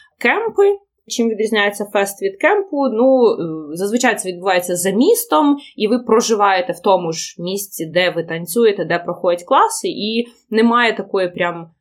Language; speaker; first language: Ukrainian; non-native, local second language; Russian